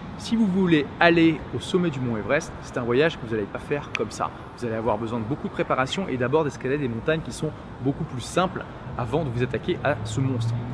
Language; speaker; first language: French; native; French